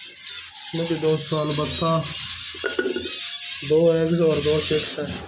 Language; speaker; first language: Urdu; non-native, local second language; Punjabi